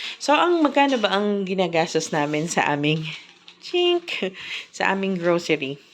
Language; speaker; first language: Filipino; native; Filipino